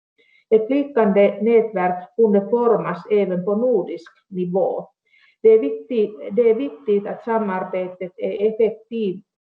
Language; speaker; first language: Swedish; non-native, local second language; Finnish